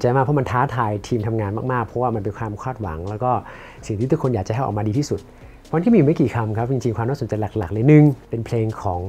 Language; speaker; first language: Thai; native; Thai